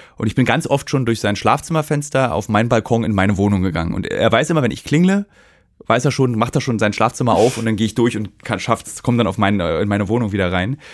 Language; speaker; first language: German; native; German